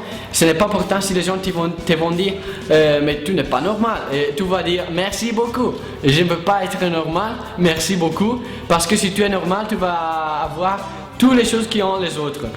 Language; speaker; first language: French; non-native, learner; Italian